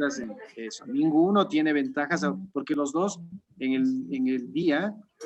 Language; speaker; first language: Spanish; native; Spanish